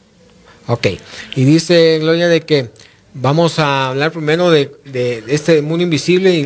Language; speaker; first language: Spanish; native; Spanish